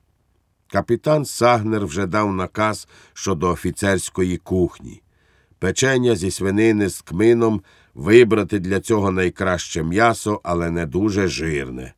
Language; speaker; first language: Ukrainian; native; Ukrainian